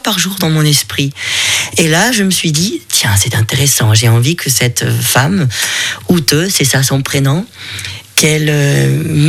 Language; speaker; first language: French; non-native, fluent; German